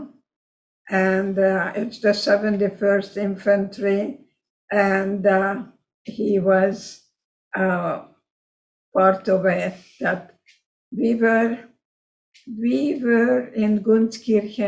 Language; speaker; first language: English; non-native, fluent; Hungarian